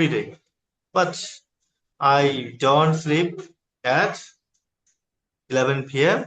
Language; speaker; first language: English; non-native, learner; Bangla